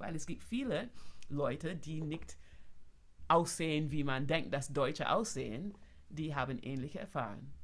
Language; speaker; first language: German; non-native, fluent; English